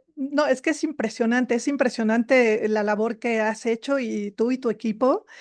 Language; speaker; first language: Spanish; native; Spanish